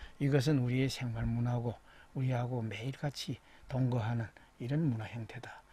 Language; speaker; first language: Korean; native; Korean